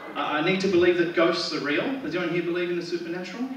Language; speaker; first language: English; native; English